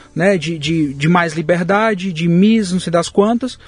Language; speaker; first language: Portuguese; native; Portuguese